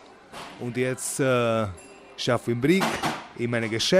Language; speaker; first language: German; non-native, learner; Italian